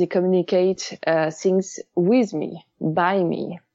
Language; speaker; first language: English; non-native, learner; French